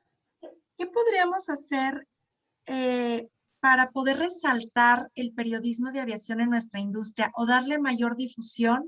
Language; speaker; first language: Spanish; native; Spanish